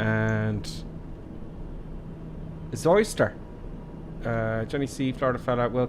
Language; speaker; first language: English; native; English